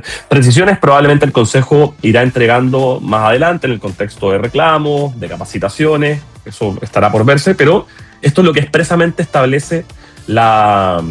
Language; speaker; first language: Spanish; native; Spanish